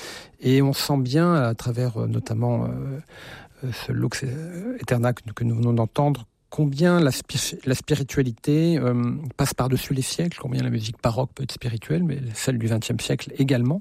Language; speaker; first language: French; native; French